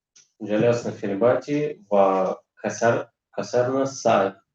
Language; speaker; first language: Arabic; non-native, learner; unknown